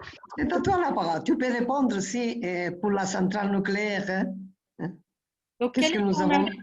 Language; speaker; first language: French; non-native, fluent; Italian